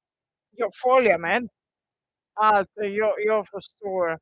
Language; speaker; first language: Swedish; non-native, learner; Italian